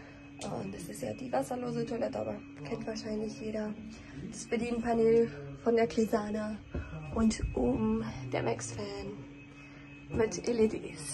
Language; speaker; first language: German; native; German